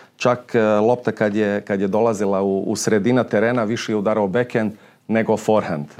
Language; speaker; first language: Serbian; early bilingual, heritage; Serbian